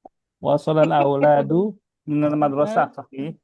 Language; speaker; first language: Arabic; non-native, fluent; Indonesian